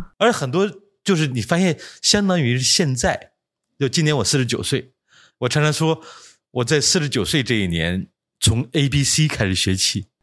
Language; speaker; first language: Chinese; native; Chinese